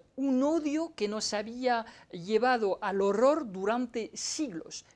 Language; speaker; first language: Spanish; non-native, fluent; French